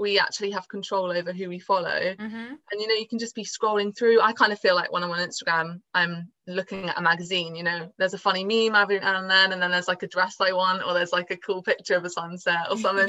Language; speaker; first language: English; native; English